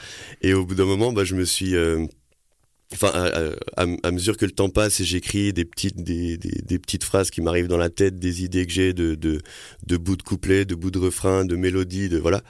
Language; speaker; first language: French; native; French